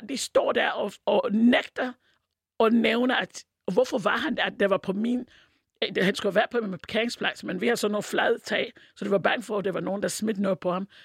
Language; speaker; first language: Danish; non-native, fluent; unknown